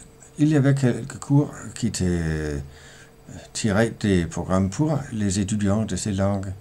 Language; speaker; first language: French; non-native, fluent; Danish